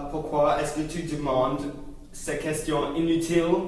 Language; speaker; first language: French; non-native, learner; English